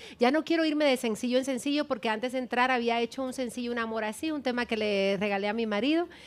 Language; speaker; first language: Spanish; native; Spanish